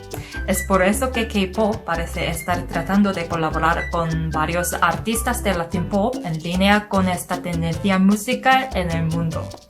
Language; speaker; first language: Spanish; non-native, learner; Korean